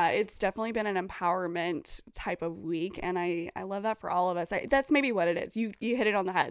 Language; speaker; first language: English; native; English